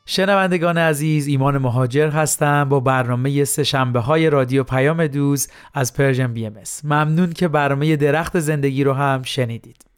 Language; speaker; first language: Persian; native; Persian